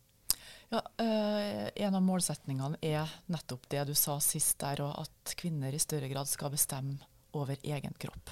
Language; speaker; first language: Norwegian; native; Norwegian